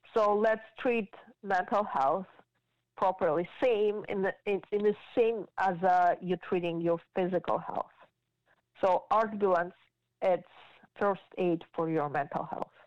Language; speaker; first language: English; non-native, fluent; Georgian